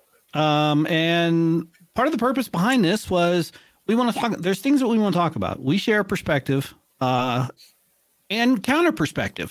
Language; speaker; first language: English; native; English